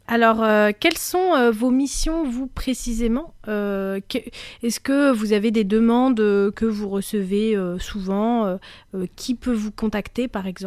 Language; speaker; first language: French; native; French